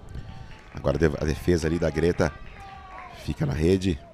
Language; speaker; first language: Portuguese; native; Portuguese